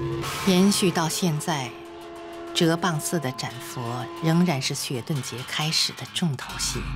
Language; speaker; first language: Chinese; native; Chinese